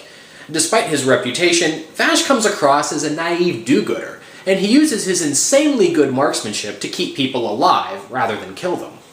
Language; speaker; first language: English; native; English